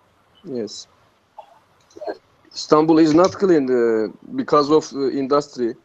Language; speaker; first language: English; non-native, learner; Turkish